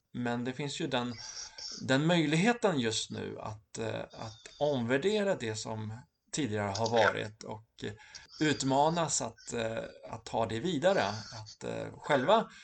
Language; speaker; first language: Swedish; native; Swedish